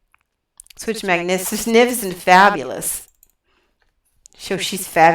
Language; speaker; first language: English; native; English